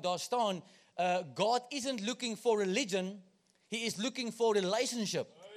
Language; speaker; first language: English; non-native, local second language; Afrikaans